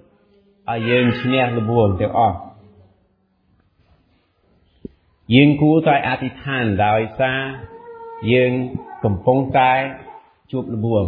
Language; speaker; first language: Khmer; non-native, fluent; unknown